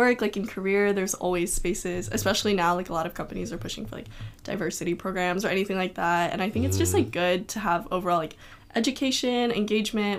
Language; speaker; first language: English; native; English